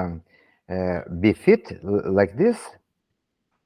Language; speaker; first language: English; non-native, learner; Portuguese